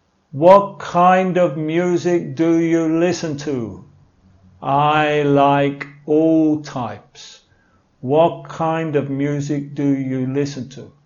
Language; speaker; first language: English; native; English